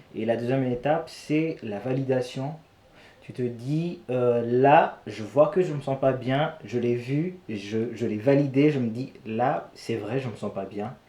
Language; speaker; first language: French; non-native, local second language; Rundi